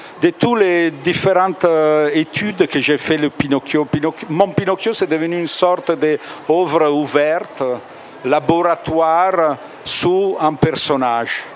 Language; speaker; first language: French; non-native, fluent; Italian